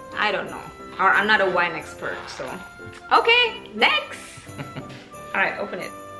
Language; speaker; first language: English; non-native, fluent; Indonesian